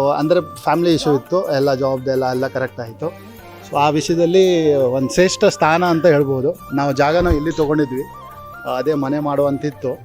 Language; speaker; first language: Kannada; non-native, local second language; Konkani